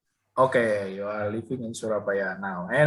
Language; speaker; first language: English; non-native, learner; Indonesian